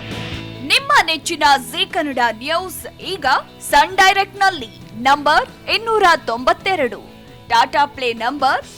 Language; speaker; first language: Kannada; native; Kannada